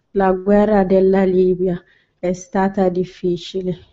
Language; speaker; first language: Italian; non-native, learner; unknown